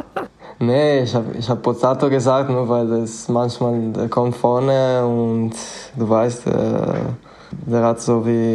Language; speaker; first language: German; non-native, fluent; Italian